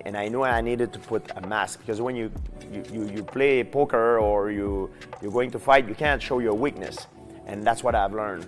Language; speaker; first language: English; non-native, local second language; French